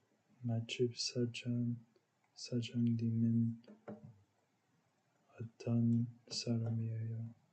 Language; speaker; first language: Korean; non-native, learner; English